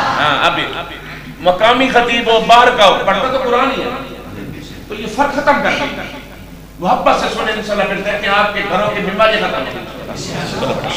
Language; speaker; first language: Urdu; non-native, local second language; Pashto